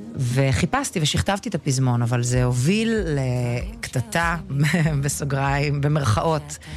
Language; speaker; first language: Hebrew; early bilingual, other home language; Russian